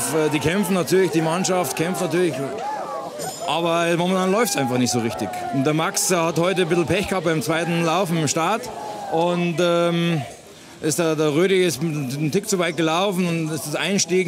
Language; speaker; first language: German; native; German